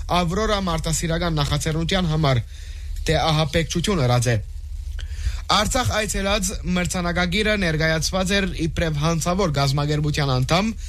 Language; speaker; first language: Armenian; early bilingual, heritage; Armenian